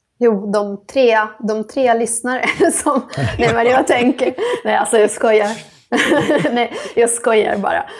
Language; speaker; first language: Swedish; non-native, fluent; Italian